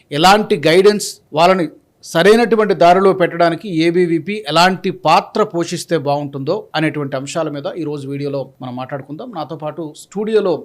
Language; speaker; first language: Telugu; native; Telugu